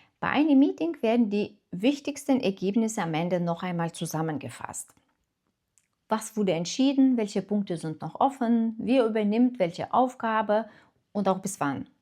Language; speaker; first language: German; non-native, fluent; Lithuanian